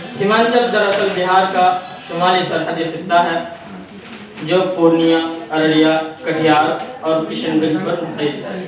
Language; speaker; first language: Urdu; native; Urdu